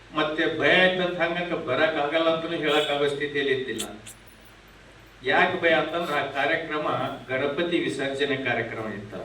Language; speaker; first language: Kannada; native; Kannada